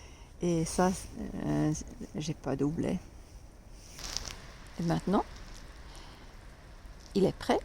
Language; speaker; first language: French; non-native, fluent; Finnish